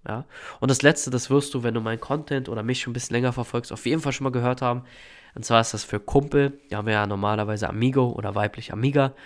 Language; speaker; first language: German; native; German